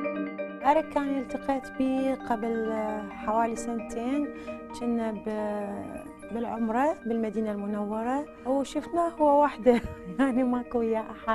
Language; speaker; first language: Arabic; native; Arabic